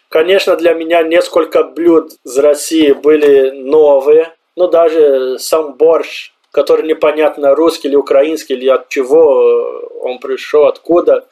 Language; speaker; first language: Russian; non-native, fluent; Portuguese